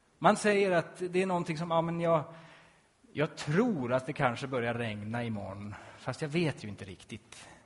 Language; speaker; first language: Swedish; native; Swedish